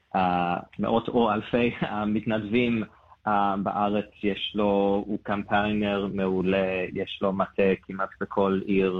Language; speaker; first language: Hebrew; non-native, fluent; English